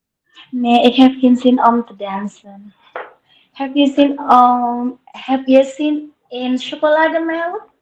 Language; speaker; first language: Dutch; non-native, learner; Indonesian